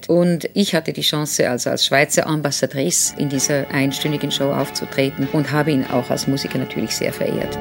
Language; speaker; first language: German; native; German